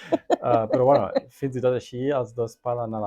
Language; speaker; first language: Catalan; non-native, fluent; German